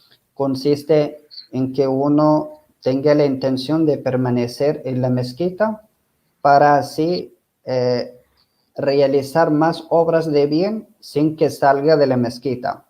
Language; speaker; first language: Spanish; non-native, fluent; Arabic